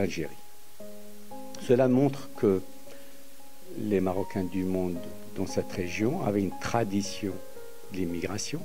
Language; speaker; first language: French; non-native, local second language; Arabic